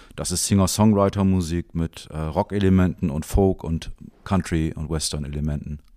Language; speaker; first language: German; native; German